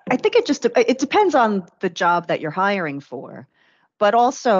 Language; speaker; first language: English; native; English